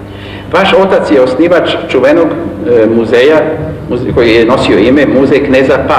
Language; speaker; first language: Bosnian; native; Bosnian